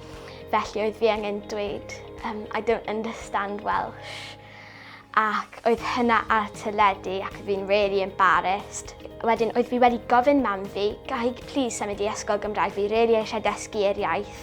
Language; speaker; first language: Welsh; non-native, local second language; English